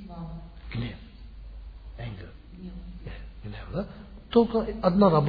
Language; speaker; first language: Russian; non-native, learner; Tibetan